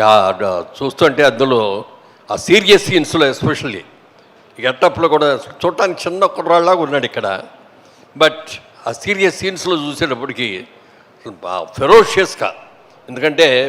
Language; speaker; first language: Telugu; native; Telugu